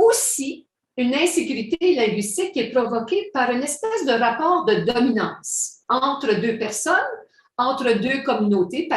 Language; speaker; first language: French; native; French